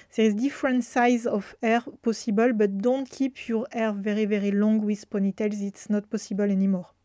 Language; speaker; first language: English; non-native, fluent; French